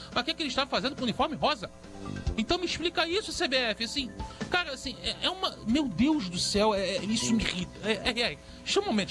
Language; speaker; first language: Portuguese; native; Portuguese